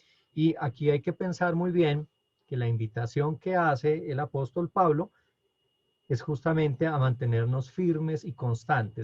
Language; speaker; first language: Spanish; native; Spanish